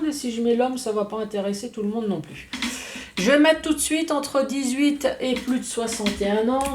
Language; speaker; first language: French; native; French